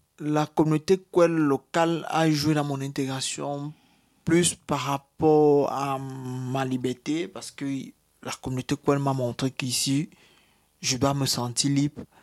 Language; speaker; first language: French; native; French